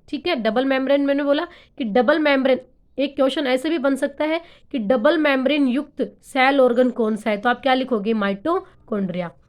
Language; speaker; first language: Hindi; native; Hindi